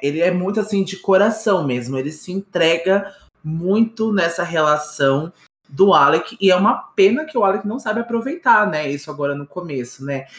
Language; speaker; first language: Portuguese; native; Portuguese